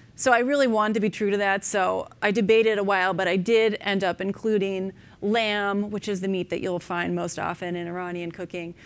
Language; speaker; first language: English; native; English